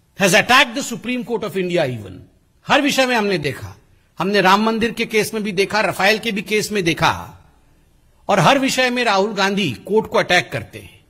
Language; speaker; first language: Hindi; non-native, local second language; Odia